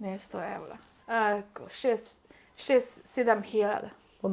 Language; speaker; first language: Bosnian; non-native, learner; Chinese